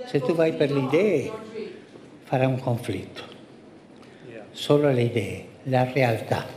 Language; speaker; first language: Italian; non-native, fluent; Spanish